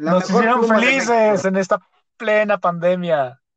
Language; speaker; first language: Spanish; native; Spanish